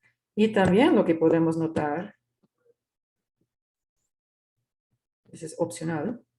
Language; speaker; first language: Spanish; non-native, fluent; English